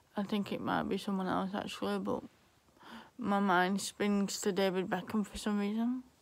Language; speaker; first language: English; native; English